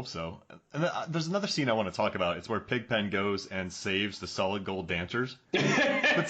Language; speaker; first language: English; native; English